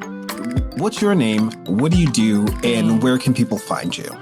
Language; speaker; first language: English; native; English